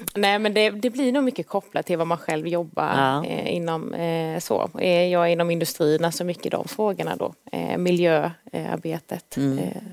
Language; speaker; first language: Swedish; native; Swedish